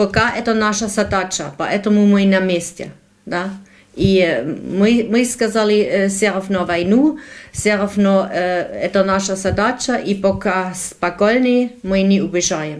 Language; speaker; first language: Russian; non-native, learner; German